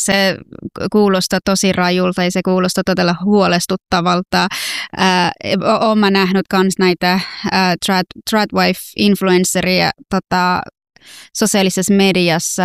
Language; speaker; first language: Finnish; non-native, fluent; Persian